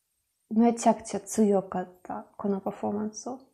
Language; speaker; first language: Japanese; non-native, fluent; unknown